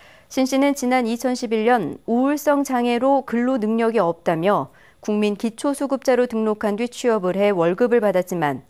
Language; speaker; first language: Korean; native; Korean